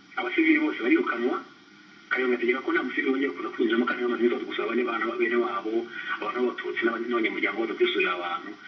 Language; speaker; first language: Kinyarwanda; early bilingual, heritage; Kinyarwanda